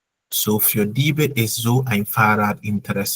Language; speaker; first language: German; non-native, fluent; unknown